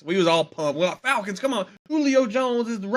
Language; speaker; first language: English; native; English